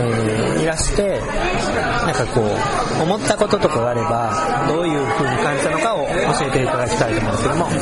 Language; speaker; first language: Japanese; native; Japanese